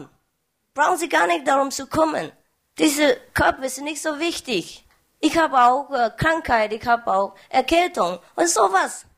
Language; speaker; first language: German; non-native, learner; Vietnamese